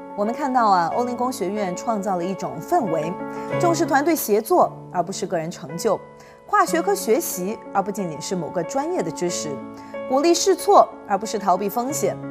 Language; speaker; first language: Chinese; native; Chinese